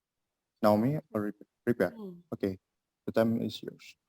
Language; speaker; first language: English; non-native, learner; Indonesian